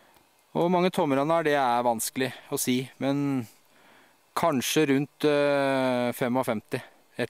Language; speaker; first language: Norwegian; native; Norwegian